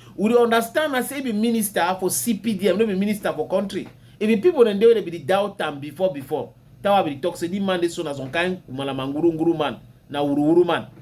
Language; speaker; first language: Nigerian Pidgin; native; Nigerian Pidgin